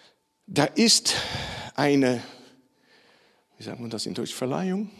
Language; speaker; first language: German; non-native, fluent; Dutch